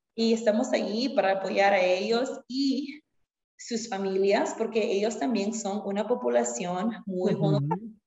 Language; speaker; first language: Spanish; native; Spanish